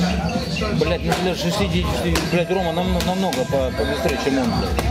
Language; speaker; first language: Russian; native; Russian